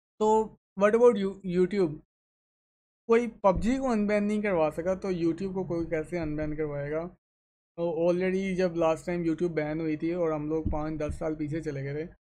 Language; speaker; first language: Urdu; native; Urdu